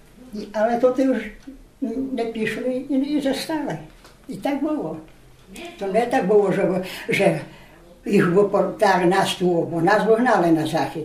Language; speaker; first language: Polish; non-native, local second language; Rusyn